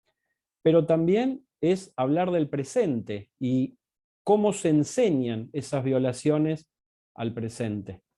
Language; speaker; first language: Spanish; native; Spanish